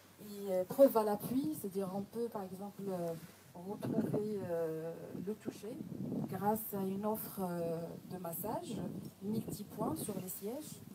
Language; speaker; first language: French; non-native, local second language; Arabic